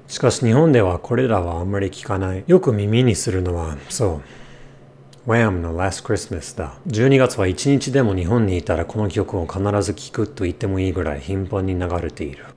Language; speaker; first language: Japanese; non-native, fluent; English